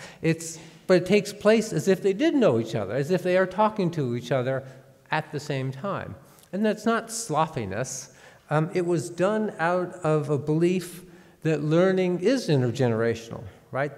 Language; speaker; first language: English; native; English